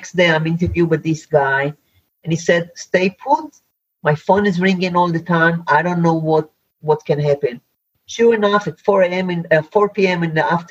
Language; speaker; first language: English; non-native, fluent; Hebrew